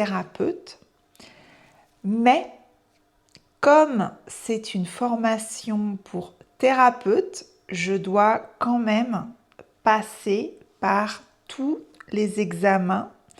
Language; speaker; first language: French; native; French